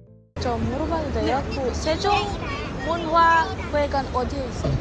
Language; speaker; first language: Korean; non-native, learner; Filipino